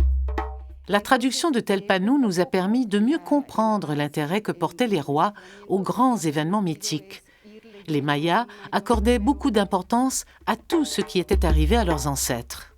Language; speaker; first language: French; native; French